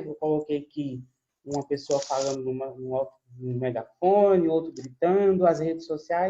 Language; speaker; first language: Portuguese; native; Portuguese